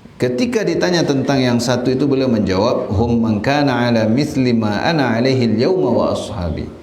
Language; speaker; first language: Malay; non-native, local second language; Minangkabau